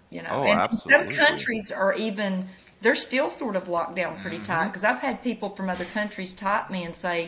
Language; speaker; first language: English; native; English